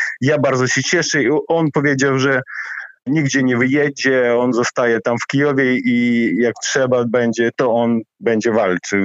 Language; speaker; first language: Polish; non-native, fluent; Ukrainian